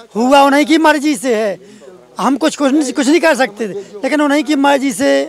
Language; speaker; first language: Hindi; native; Hindi